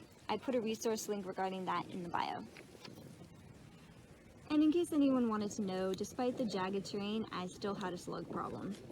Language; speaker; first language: English; native; English